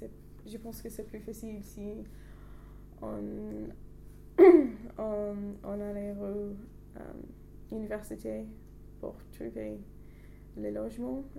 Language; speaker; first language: French; non-native, learner; English